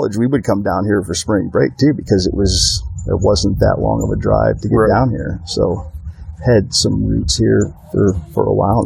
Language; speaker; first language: English; native; English